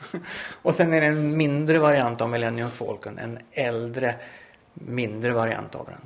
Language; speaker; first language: Swedish; native; Swedish